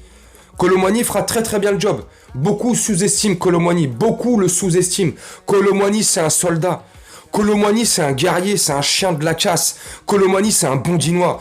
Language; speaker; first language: French; native; French